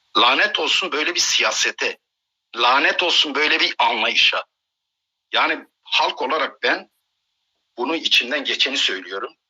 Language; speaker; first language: Turkish; non-native, local second language; Kurdish